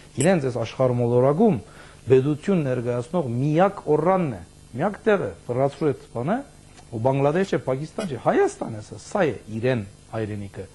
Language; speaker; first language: Armenian; early bilingual, heritage; Armenian